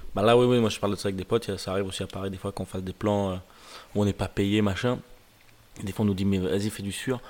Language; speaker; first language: French; native; French